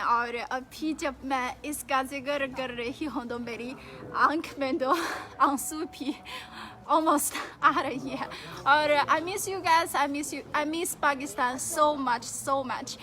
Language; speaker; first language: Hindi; non-native, fluent; Chinese